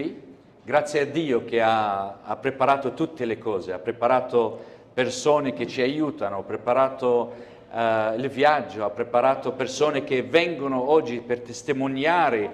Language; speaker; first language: Italian; non-native, fluent; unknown